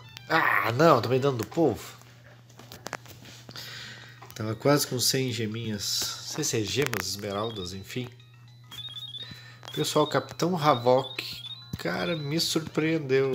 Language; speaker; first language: Portuguese; native; Portuguese